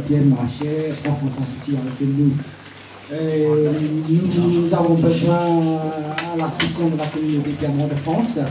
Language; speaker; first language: French; non-native, learner; Burmese